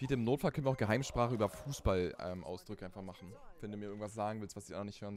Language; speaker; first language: German; native; German